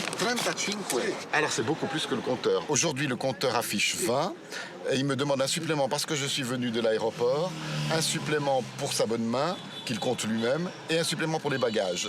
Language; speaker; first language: French; native; French